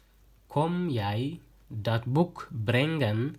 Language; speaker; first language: Dutch; early bilingual, heritage; Tigrinya